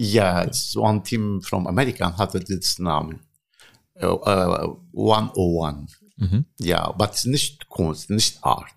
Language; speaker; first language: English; non-native, learner; Arabic